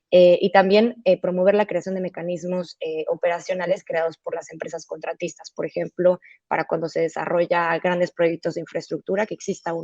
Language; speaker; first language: Spanish; native; Spanish